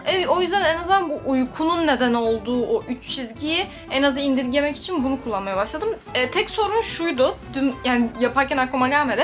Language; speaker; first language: Turkish; native; Turkish